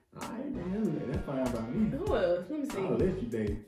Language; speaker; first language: English; native; English